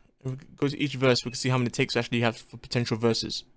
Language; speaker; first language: English; native; English